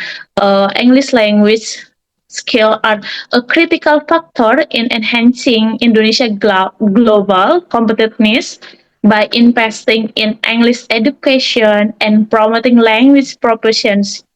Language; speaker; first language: English; non-native, learner; Indonesian